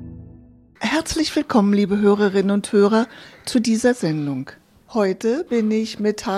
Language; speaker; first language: German; native; German